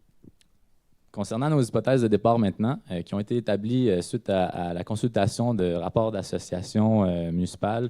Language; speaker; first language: French; native; French